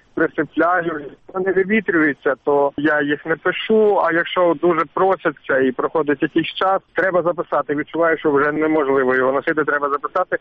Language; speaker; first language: Ukrainian; native; Ukrainian